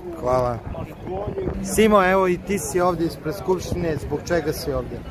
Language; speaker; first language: Serbian; native; Serbian